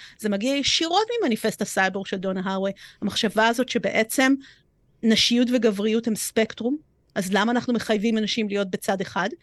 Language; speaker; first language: Hebrew; early bilingual, other home language; Romanian